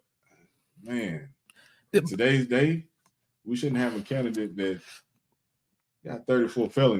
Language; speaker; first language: English; native; English